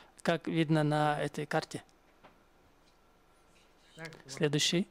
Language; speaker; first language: Russian; non-native, fluent; Chinese